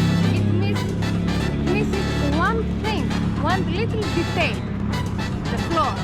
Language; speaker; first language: English; non-native, learner; Greek